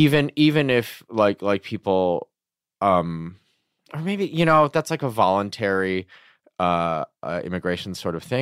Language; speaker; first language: English; native; English